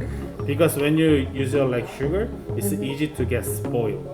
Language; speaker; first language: English; non-native, fluent; Korean